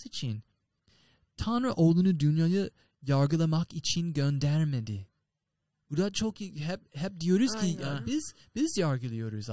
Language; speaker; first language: Turkish; non-native, fluent; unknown